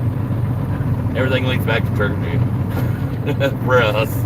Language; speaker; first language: English; native; English